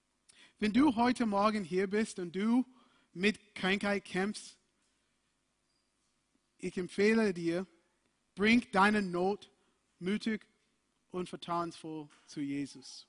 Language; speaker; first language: German; non-native, fluent; English